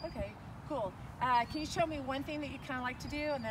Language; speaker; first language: English; native; English